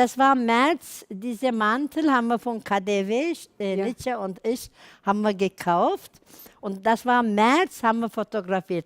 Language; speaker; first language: German; non-native, learner; Turkish